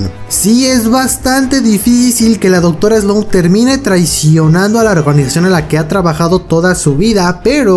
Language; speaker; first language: Spanish; native; Spanish